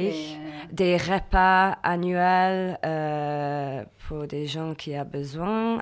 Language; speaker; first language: French; non-native, learner; English